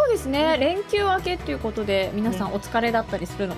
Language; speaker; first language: Japanese; native; Japanese